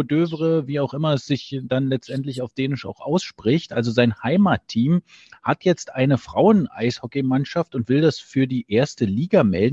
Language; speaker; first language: German; native; German